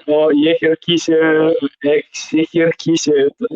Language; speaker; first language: English; non-native, learner; Belarusian